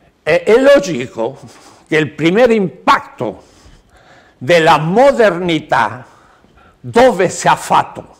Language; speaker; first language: Italian; non-native, learner; Spanish